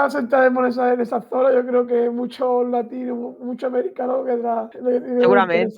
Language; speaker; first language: Spanish; native; Spanish